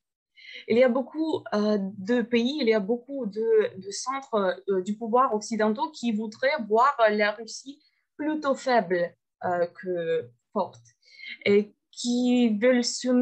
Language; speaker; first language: French; non-native, fluent; Russian